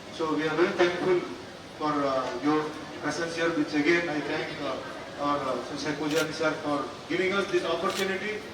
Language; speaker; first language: English; non-native, local second language; Telugu